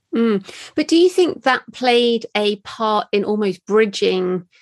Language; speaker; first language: English; native; English